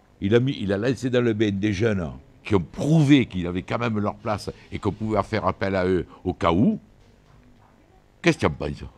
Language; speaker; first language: French; native; French